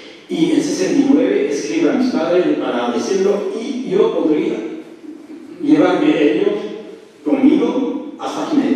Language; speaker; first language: Spanish; early bilingual, heritage; French